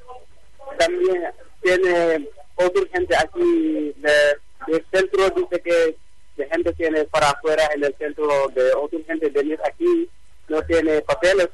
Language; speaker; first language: Spanish; non-native, learner; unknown